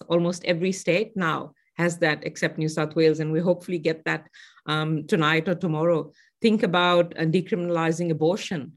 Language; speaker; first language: English; non-native, local second language; Urdu